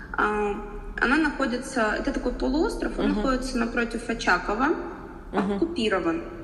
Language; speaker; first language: Russian; native; Russian